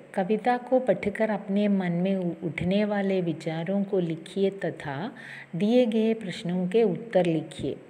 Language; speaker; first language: Hindi; non-native, local second language; Malayalam